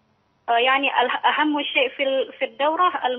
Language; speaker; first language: Arabic; non-native, learner; Indonesian